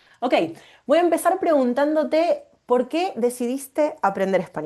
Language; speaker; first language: Spanish; native; Spanish